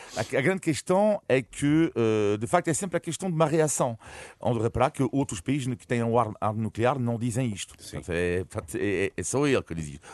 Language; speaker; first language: Portuguese; non-native, fluent; French